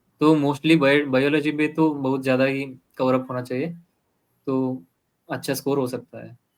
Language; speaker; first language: Hindi; non-native, local second language; Kannada